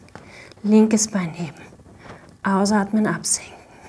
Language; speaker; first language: German; native; German